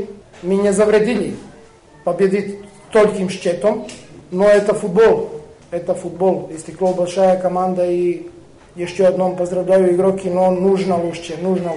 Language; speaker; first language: Russian; non-native, learner; Serbian